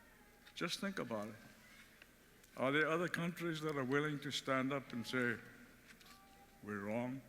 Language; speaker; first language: English; early bilingual, other home language; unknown